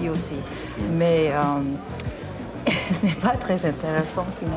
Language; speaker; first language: French; non-native, learner; English